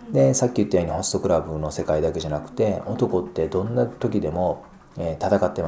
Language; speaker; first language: Japanese; native; Japanese